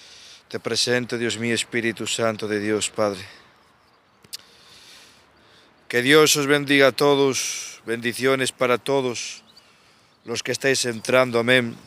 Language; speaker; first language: Spanish; native; Spanish